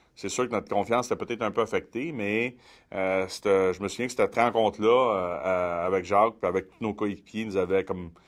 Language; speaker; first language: French; native; French